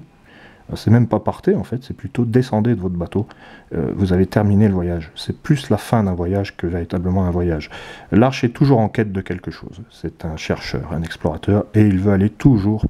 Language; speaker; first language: French; native; French